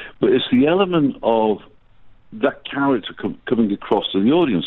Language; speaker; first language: English; native; English